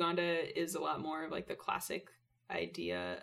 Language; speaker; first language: English; native; English